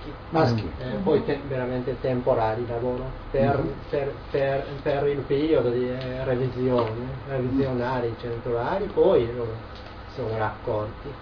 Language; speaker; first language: Italian; non-native, learner; Japanese